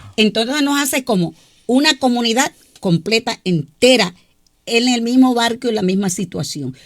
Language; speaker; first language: Spanish; native; Spanish